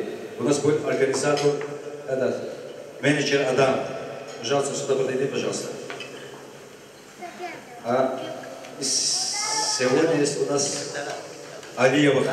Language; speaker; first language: Russian; non-native, local second language; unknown